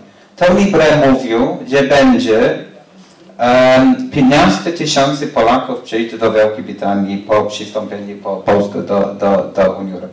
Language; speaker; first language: Polish; non-native, fluent; English